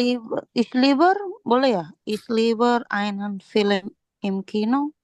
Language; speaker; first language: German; non-native, learner; Indonesian